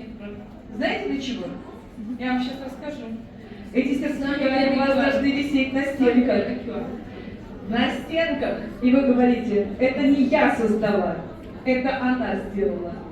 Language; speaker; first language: Russian; native; Russian